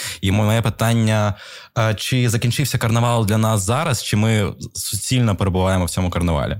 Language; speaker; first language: Ukrainian; native; Ukrainian